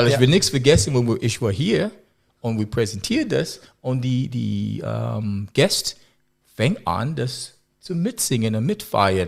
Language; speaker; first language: German; non-native, learner; English